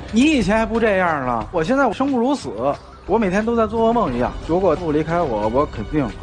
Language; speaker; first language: Chinese; native; Chinese